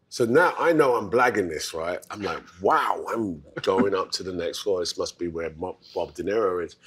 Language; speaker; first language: English; native; English